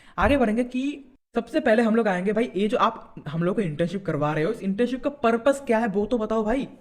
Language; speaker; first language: Hindi; non-native, local second language; Bangla